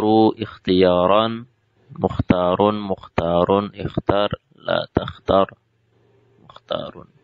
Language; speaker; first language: Arabic; non-native, fluent; Indonesian